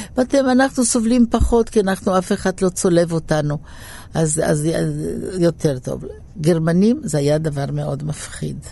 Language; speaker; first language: Hebrew; early bilingual, other home language; Polish